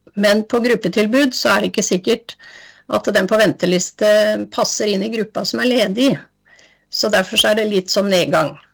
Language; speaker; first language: Norwegian; native; Norwegian